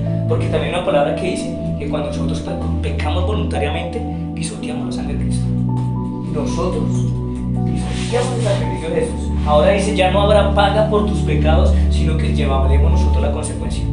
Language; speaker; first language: Spanish; native; Spanish